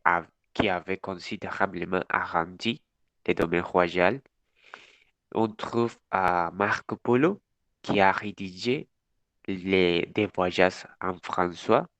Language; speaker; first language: French; non-native, learner; Spanish